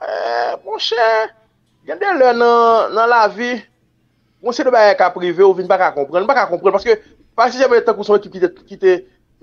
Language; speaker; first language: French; non-native, local second language; Haitian Creole